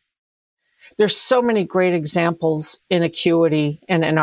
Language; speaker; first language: English; native; English